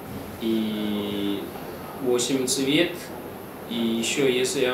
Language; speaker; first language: Russian; non-native, learner; Chinese